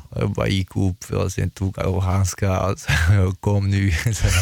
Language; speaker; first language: Swedish; non-native, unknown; Chechen